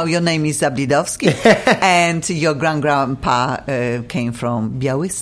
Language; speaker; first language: English; non-native, fluent; Polish